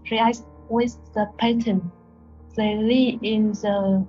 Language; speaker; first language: English; non-native, learner; Vietnamese